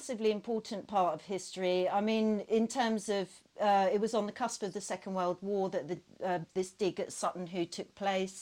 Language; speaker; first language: English; native; English